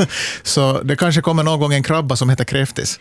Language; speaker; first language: Swedish; native; Swedish